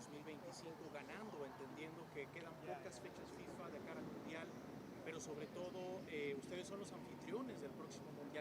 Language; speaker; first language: Spanish; native; Spanish